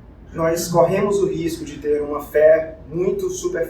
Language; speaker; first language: Portuguese; native; Portuguese